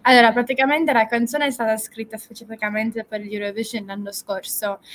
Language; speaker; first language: Italian; non-native, fluent; English